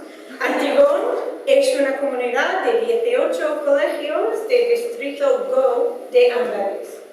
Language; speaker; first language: Spanish; non-native, fluent; Dutch